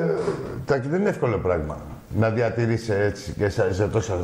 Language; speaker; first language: Greek; native; Greek